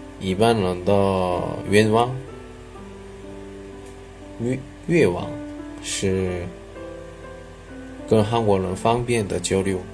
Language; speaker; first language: Chinese; non-native, learner; Korean